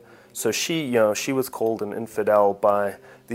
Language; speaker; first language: English; native; English